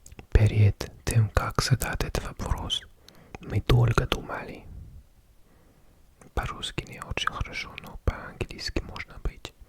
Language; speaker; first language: Russian; non-native, learner; English